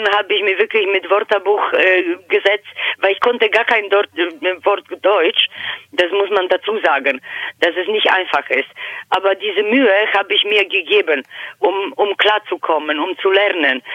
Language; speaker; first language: German; non-native, fluent; Polish